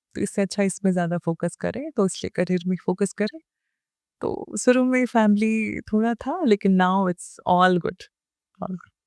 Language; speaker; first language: Hindi; early bilingual, heritage; Hindi